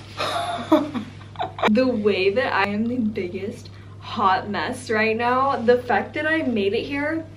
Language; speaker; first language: English; native; English